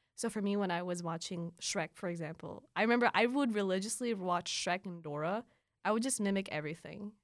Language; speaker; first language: English; early bilingual, other home language; Filipino